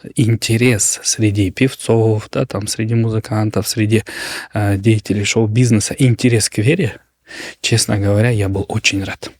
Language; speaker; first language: Russian; non-native, local second language; Kyrgyz